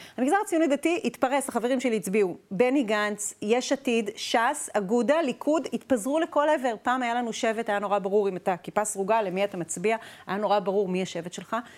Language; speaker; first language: Hebrew; native; Hebrew